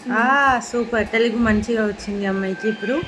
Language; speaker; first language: Telugu; non-native, fluent; Bangla